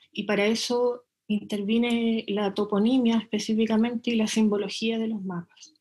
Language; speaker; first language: Spanish; native; Spanish